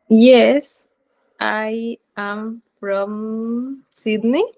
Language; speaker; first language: English; non-native, learner; Spanish